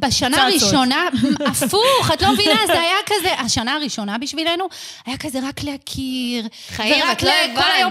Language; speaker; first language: Hebrew; native; Hebrew